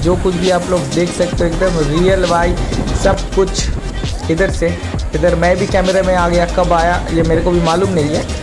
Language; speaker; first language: Hindi; non-native, local second language; Bangla